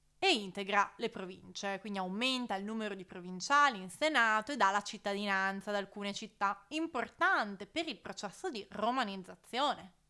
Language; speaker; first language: Italian; native; Italian